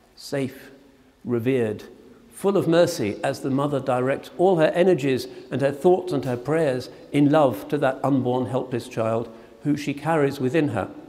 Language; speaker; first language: English; native; English